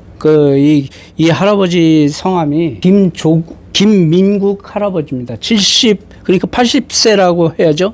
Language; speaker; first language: Korean; native; Korean